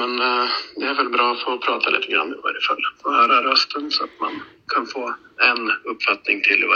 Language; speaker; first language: Swedish; native; Swedish